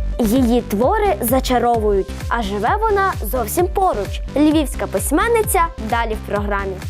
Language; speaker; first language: Ukrainian; native; Ukrainian